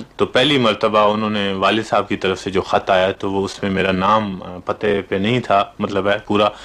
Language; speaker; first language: Urdu; non-native, local second language; Pashto